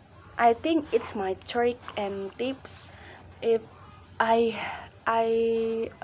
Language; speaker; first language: English; non-native, learner; Indonesian